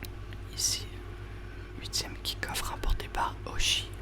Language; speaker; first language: French; native; French